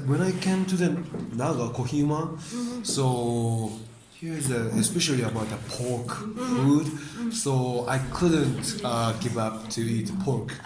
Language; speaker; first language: English; non-native, learner; Japanese